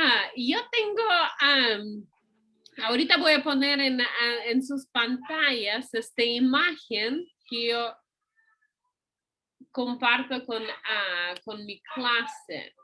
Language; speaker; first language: Spanish; non-native, fluent; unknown